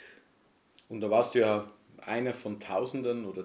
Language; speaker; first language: German; native; German